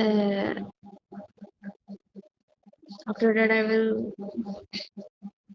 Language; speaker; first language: English; non-native, learner; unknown